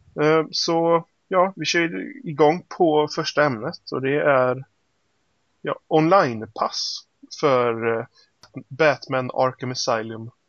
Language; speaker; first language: Swedish; native; Swedish